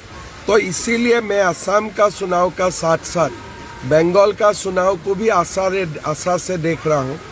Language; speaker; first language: Hindi; non-native, local second language; Assamese